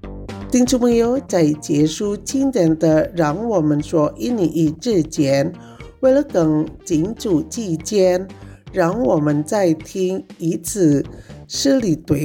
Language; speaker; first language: Chinese; non-native, fluent; Indonesian